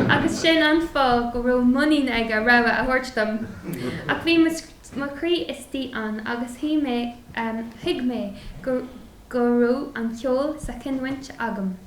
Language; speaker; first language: Irish; non-native, local second language; English